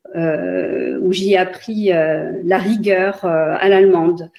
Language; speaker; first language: French; non-native, local second language; Arabic